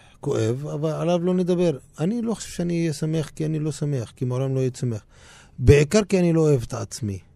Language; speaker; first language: Hebrew; non-native, local second language; Arabic